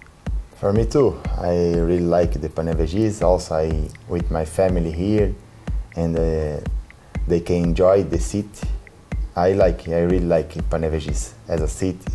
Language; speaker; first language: English; non-native, learner; Portuguese